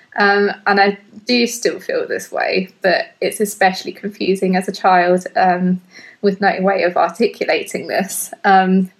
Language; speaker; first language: English; early bilingual, other home language; Hindi